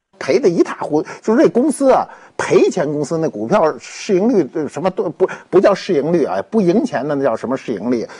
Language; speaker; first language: Chinese; native; Chinese